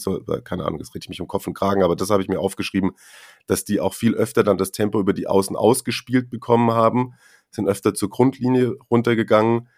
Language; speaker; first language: German; native; German